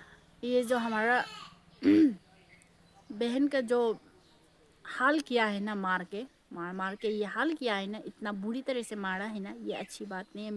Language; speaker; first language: Hindi; non-native, local second language; Manipuri